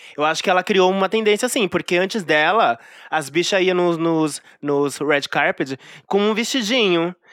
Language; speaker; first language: Portuguese; native; Portuguese